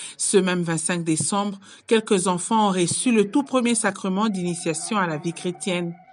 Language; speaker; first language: French; non-native, local second language; Swahili